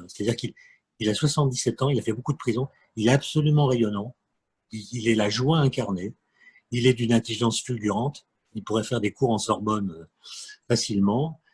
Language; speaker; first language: French; native; French